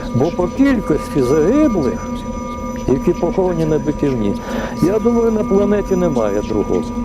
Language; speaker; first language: Ukrainian; non-native, fluent; Russian